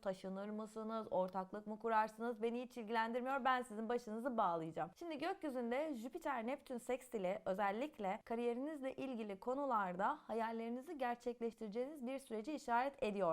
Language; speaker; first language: Turkish; native; Turkish